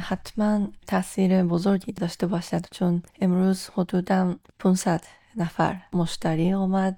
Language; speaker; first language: Persian; non-native, fluent; Japanese